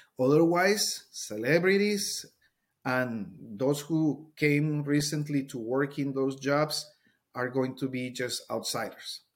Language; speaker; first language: English; non-native, fluent; Spanish